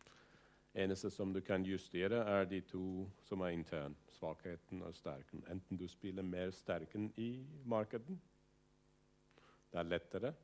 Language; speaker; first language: Norwegian; non-native, fluent; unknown